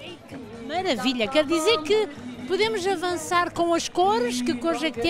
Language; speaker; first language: Portuguese; native; Portuguese